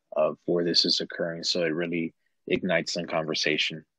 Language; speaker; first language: English; native; English